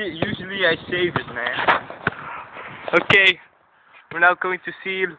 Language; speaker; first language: English; non-native, learner; Dutch